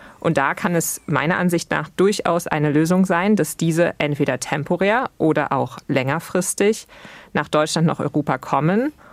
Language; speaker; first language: German; native; German